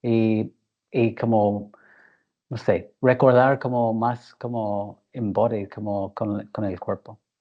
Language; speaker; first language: Spanish; non-native, fluent; English